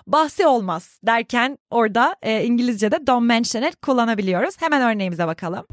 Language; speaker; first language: Turkish; native; Turkish